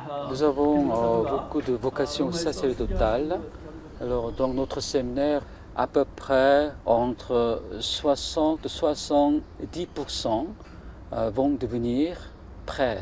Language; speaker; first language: French; non-native, fluent; Korean